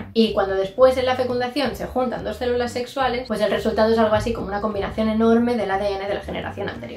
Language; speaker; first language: Spanish; native; Spanish